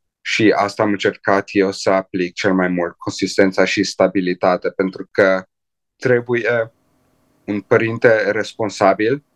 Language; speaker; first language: Romanian; early bilingual, heritage; Romanian